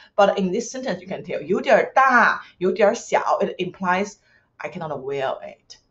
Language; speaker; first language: English; non-native, fluent; Chinese